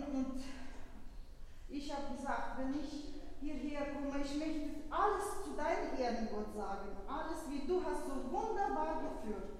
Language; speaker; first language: German; non-native, fluent; Russian